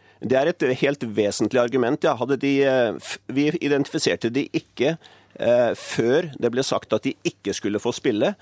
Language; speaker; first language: Norwegian; native; Norwegian